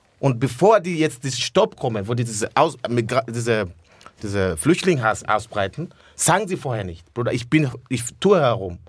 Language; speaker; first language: German; early bilingual, other home language; Rundi